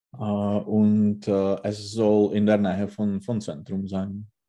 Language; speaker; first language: German; non-native, learner; Czech